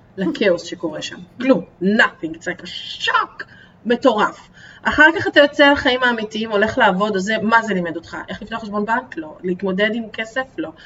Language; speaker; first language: Hebrew; early bilingual, other home language; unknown